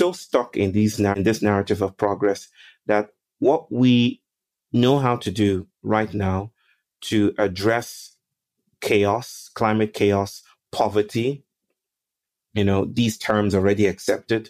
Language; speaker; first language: English; non-native, local second language; Yoruba